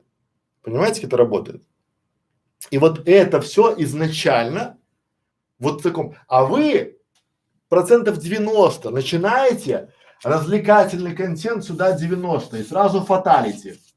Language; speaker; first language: Russian; native; Russian